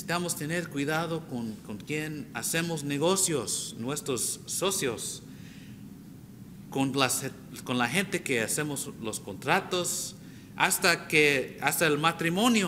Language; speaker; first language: Spanish; non-native, fluent; English